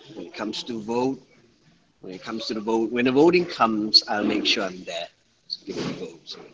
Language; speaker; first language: English; non-native, local second language; Malay